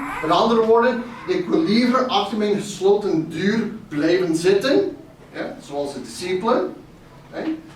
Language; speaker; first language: Dutch; non-native, fluent; English